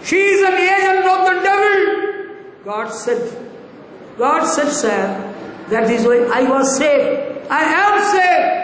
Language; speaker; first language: English; non-native, local second language; Tamil